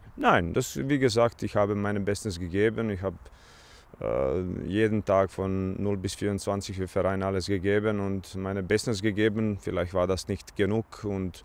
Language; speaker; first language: German; non-native, fluent; Croatian